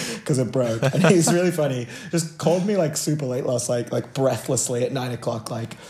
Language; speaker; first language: English; native; English